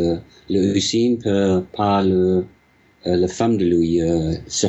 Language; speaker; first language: French; non-native, learner; English